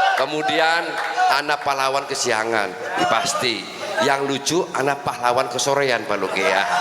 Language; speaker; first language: Indonesian; native; Indonesian